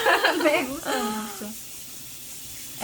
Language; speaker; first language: Spanish; non-native, learner; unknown